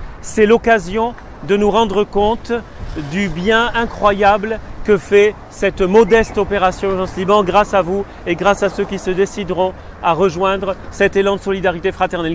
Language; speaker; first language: French; native; French